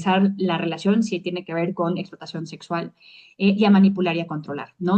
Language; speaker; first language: Spanish; native; Spanish